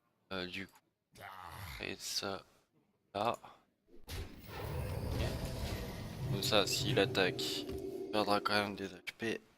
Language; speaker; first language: French; native; French